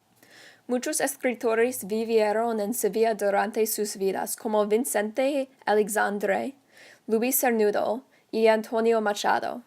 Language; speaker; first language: Spanish; non-native, learner; English